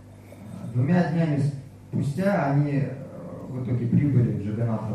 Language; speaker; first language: Russian; native; Russian